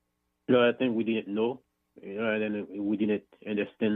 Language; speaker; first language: English; non-native, fluent; Haitian Creole